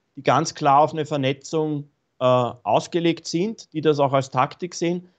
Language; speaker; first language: German; native; German